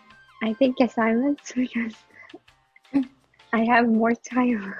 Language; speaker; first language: English; non-native, learner; Arabic